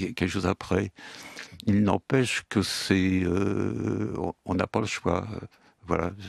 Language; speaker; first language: French; early bilingual, other home language; Yiddish